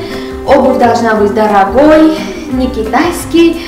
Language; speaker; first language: Russian; non-native, local second language; Armenian